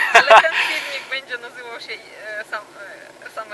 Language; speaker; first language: Polish; non-native, fluent; Russian